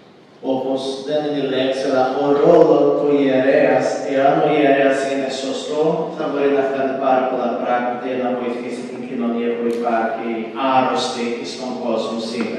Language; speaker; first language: Greek; non-native, fluent; Portuguese